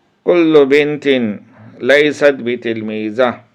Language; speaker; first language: Arabic; non-native, learner; Urdu